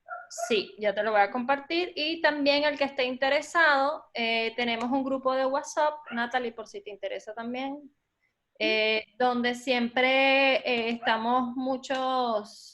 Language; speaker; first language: Spanish; native; Spanish